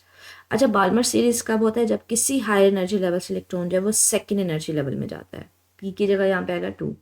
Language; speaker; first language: Hindi; non-native, local second language; Punjabi